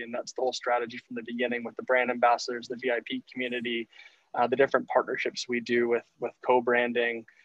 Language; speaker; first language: English; native; English